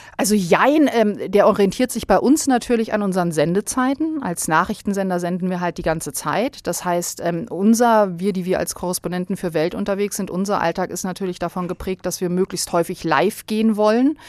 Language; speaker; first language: German; early bilingual, other home language; Bosnian